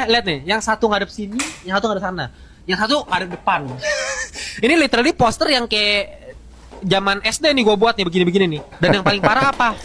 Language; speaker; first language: Indonesian; native; Indonesian